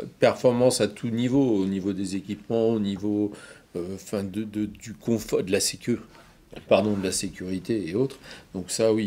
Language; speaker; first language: French; native; French